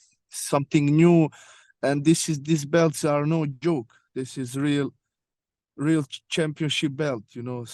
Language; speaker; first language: English; non-native, learner; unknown